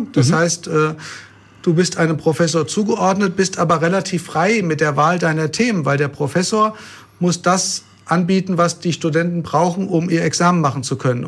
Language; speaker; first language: German; native; German